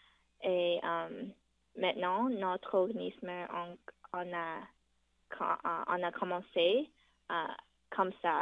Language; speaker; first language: French; non-native, fluent; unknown